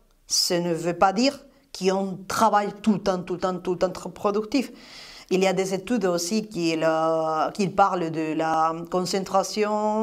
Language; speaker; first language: French; non-native, fluent; Spanish